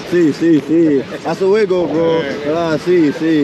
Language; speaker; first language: Spanish; non-native, learner; English